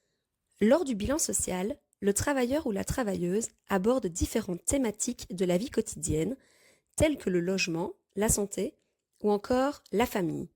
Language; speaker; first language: French; native; French